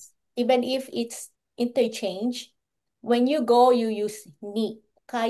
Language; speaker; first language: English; non-native, local second language; Filipino